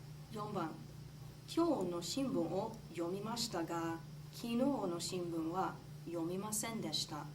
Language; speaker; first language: Japanese; non-native, learner; English